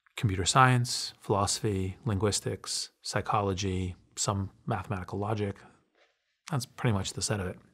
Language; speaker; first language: English; native; English